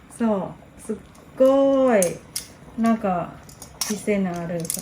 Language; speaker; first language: Japanese; non-native, learner; Thai